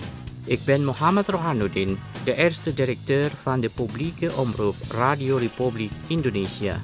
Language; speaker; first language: Dutch; non-native, learner; Indonesian